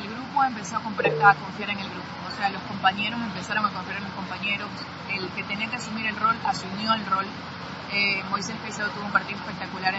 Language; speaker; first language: Spanish; native; Spanish